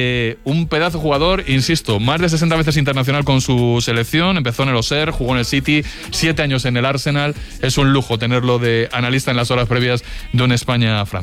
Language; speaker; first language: Spanish; native; Spanish